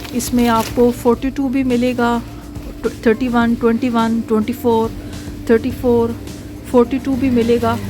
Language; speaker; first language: Urdu; native; Urdu